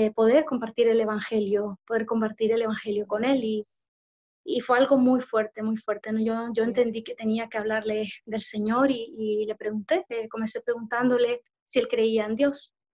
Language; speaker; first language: Spanish; native; Spanish